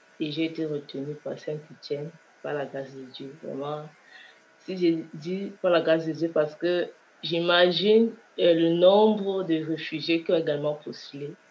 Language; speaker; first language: French; non-native, local second language; Kinyarwanda